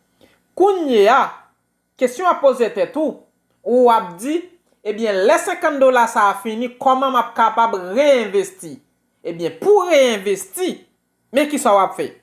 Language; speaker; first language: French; non-native, local second language; Haitian Creole